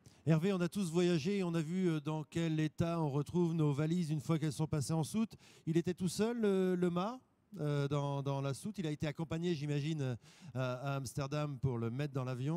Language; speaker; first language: French; native; French